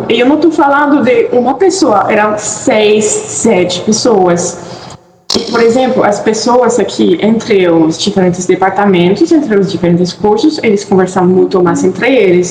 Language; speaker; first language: Portuguese; non-native, fluent; French